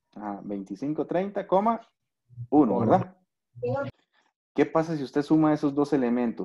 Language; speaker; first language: Spanish; native; Spanish